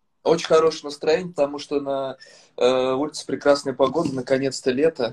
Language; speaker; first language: Russian; native; Russian